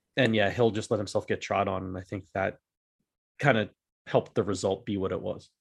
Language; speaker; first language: English; native; English